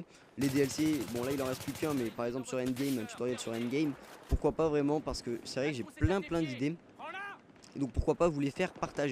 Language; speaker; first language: French; native; French